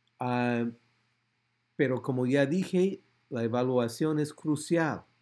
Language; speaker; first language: Spanish; non-native, fluent; English